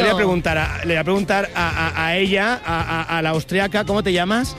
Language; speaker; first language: Spanish; native; Spanish